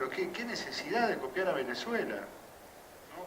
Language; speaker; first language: Spanish; native; Spanish